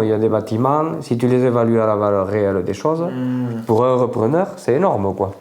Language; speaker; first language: French; native; French